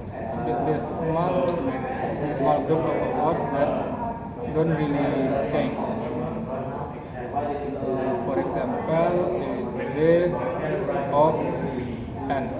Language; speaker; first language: English; non-native, learner; Indonesian